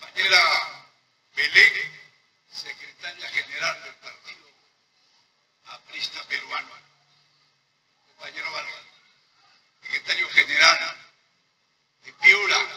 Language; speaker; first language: Spanish; native; Spanish